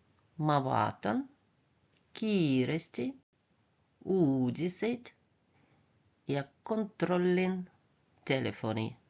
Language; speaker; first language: Estonian; non-native, local second language; Russian